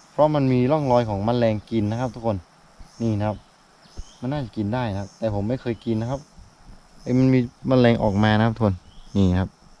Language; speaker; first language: Thai; non-native, local second language; Karen languages